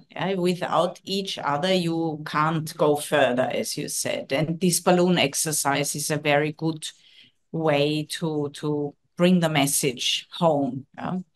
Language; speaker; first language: English; non-native, fluent; German